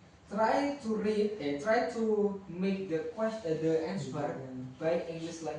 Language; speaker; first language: English; non-native, learner; Indonesian